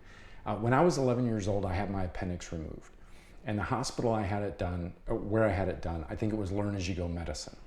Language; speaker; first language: English; native; English